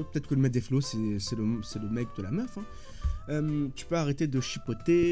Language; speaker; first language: French; native; French